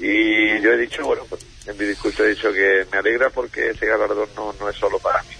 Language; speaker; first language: Spanish; native; Spanish